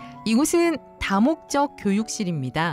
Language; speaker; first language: Korean; native; Korean